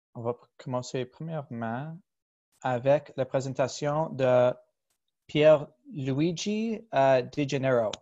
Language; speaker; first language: French; non-native, fluent; English